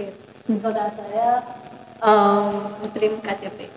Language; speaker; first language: Indonesian; non-native, fluent; Chinese